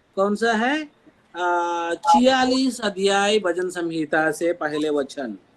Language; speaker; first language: Hindi; non-native, local second language; Telugu